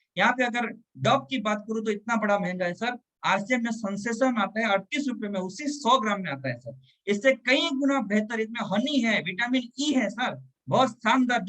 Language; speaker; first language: Hindi; non-native, local second language; Telugu